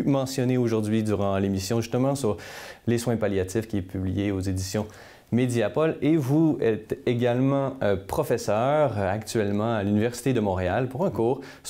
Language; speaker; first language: French; native; French